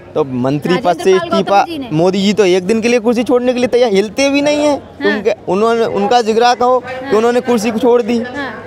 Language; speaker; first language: Hindi; native; Hindi